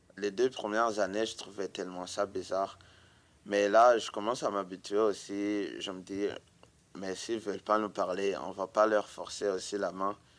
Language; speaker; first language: French; non-native, local second language; Rundi